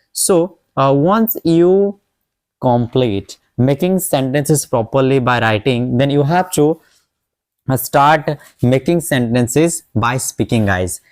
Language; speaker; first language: English; non-native, local second language; Odia